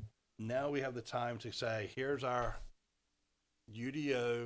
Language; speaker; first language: English; native; English